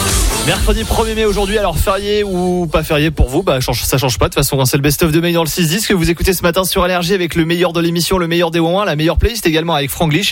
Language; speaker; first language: French; native; French